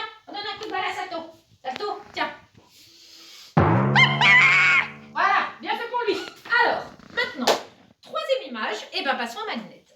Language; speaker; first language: French; native; French